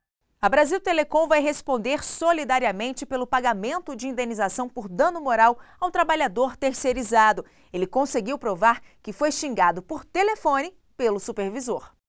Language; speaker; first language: Portuguese; native; Portuguese